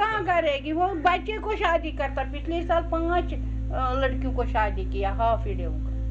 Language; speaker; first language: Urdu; non-native, local second language; Kashmiri